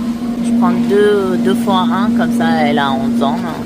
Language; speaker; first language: French; non-native, learner; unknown